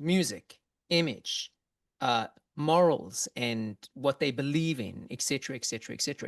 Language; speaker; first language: English; native; English